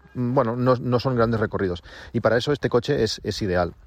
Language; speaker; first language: Spanish; native; Spanish